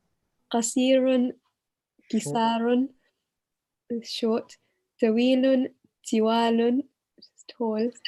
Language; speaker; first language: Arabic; non-native, learner; English